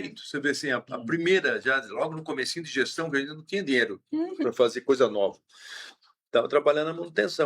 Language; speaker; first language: Portuguese; native; Portuguese